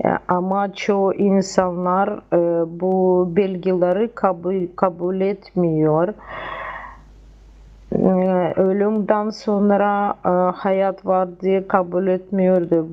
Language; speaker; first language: Turkish; non-native, learner; Russian